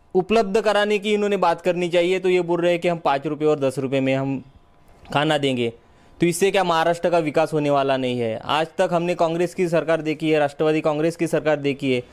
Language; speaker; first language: Hindi; non-native, local second language; Marathi